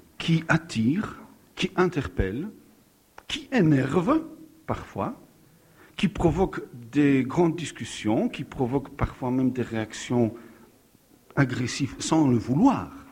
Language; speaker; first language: French; non-native, fluent; Polish